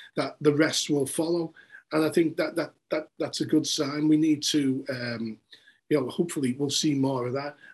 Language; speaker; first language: English; native; English